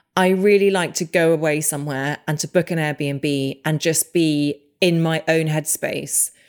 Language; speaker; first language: English; native; English